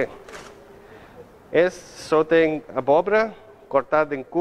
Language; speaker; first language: Portuguese; non-native, learner; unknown